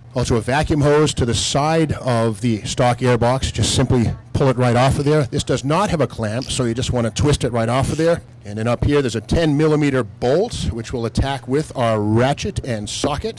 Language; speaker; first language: English; native; English